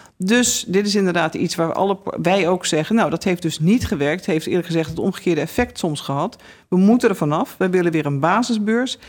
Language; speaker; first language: Dutch; native; Dutch